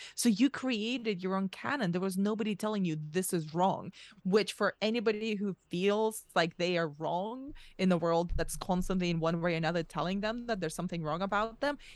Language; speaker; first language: English; early bilingual, other home language; Russian